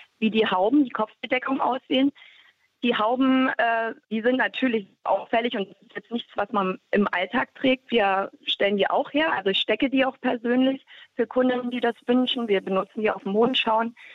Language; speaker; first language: German; native; German